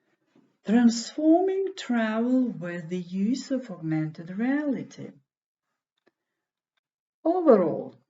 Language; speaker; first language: English; non-native, fluent; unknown